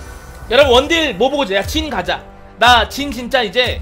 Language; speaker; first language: Korean; native; Korean